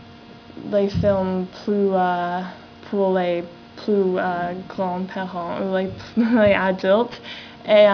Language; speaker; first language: French; non-native, learner; English